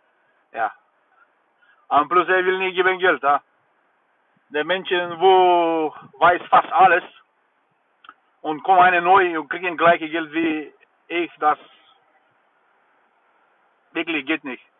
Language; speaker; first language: German; non-native, learner; Bulgarian